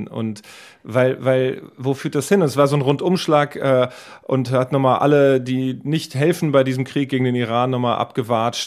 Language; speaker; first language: German; native; German